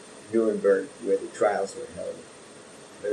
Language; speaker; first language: English; native; English